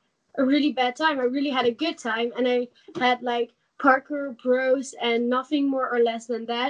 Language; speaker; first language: English; non-native, fluent; Dutch